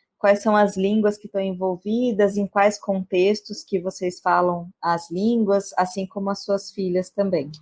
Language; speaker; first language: Portuguese; native; Portuguese